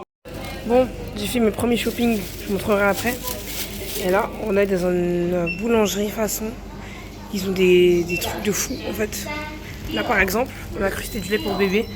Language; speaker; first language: French; native; French